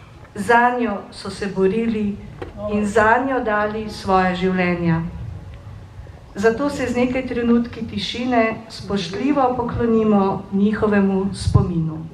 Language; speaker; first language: Slovenian; native; Slovenian